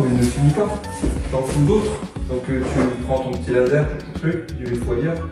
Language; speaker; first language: French; native; French